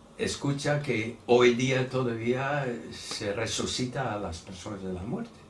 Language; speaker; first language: Spanish; non-native, fluent; Dutch